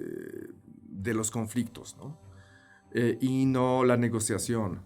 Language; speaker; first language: Spanish; non-native, fluent; Polish